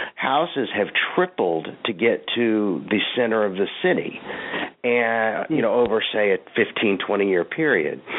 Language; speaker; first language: English; native; English